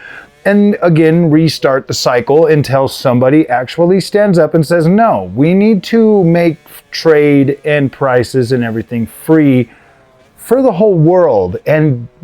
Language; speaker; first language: English; native; English